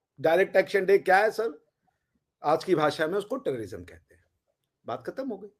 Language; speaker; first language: Hindi; native; Hindi